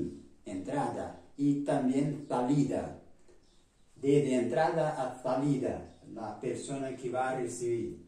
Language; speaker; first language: Spanish; non-native, fluent; Portuguese